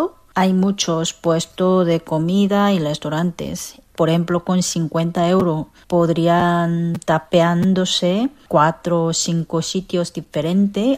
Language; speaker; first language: Spanish; non-native, fluent; Korean